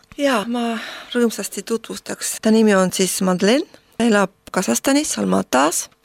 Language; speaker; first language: Estonian; non-native, local second language; Russian